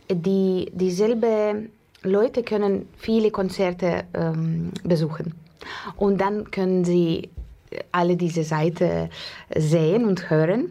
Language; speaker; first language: German; non-native, learner; Russian